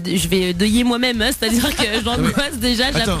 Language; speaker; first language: French; native; French